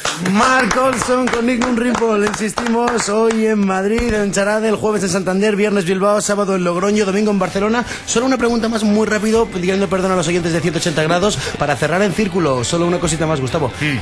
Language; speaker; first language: Spanish; native; Spanish